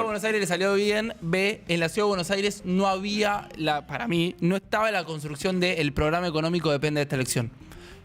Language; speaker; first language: Spanish; native; Spanish